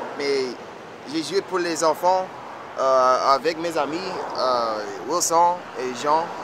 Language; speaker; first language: French; non-native, learner; English